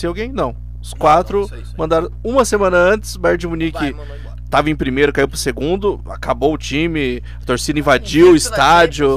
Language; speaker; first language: Portuguese; native; Portuguese